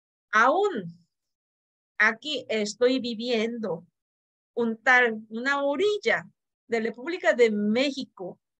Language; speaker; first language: Spanish; non-native, fluent; Korean